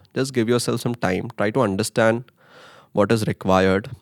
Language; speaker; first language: English; non-native, local second language; Hindi